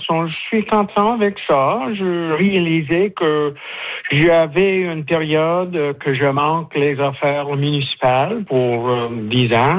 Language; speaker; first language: French; non-native, learner; English